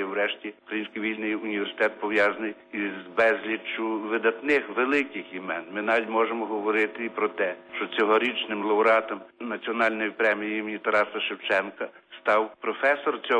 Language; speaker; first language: Ukrainian; native; Ukrainian